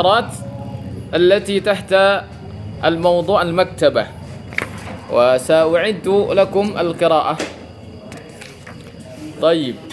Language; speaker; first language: Arabic; non-native, fluent; Indonesian